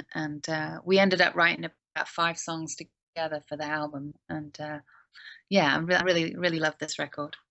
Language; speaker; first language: English; native; English